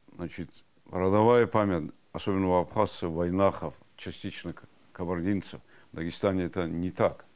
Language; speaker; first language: Russian; non-native, local second language; Avaric